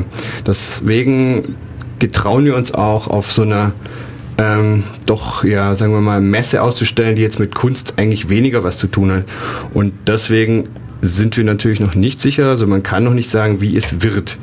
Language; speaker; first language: German; native; German